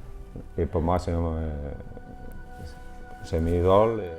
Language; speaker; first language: French; non-native, learner; Spanish